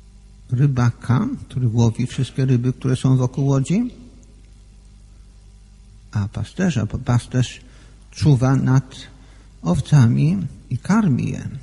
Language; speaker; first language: Polish; native; Polish